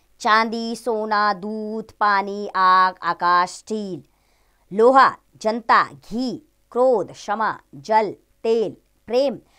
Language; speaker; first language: Hindi; native; Hindi